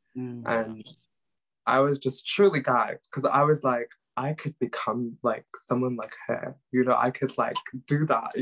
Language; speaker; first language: English; non-native, local second language; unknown